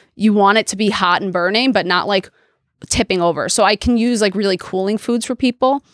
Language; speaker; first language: English; native; English